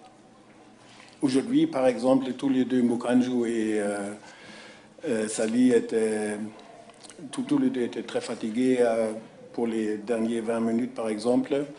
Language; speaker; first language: French; non-native, fluent; German